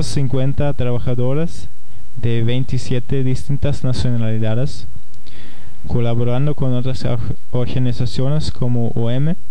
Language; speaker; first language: Spanish; non-native, fluent; German